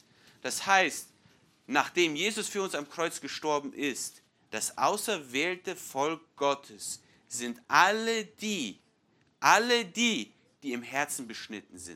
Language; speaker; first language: German; non-native, fluent; English